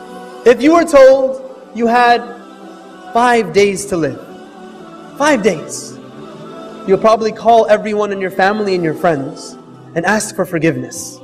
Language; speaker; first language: English; native; English